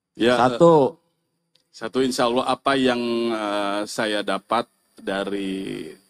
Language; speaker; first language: Indonesian; native; Indonesian